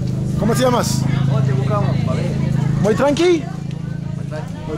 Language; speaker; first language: Spanish; non-native, learner; English